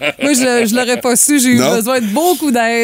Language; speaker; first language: French; native; French